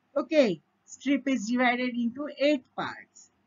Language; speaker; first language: English; non-native, local second language; Marathi